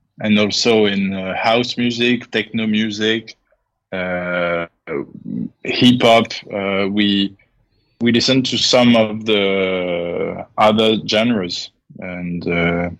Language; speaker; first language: English; non-native, fluent; French